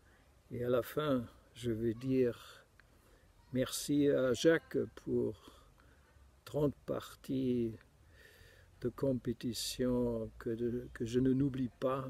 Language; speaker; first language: French; non-native, fluent; German